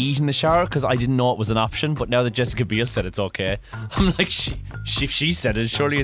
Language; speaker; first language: English; native; English